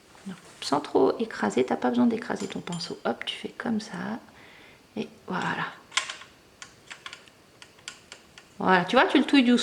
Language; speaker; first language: French; native; French